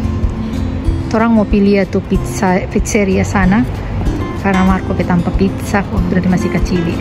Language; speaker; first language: Indonesian; non-native, local second language; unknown